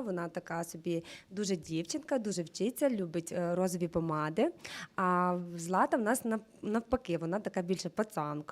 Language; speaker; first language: Ukrainian; native; Ukrainian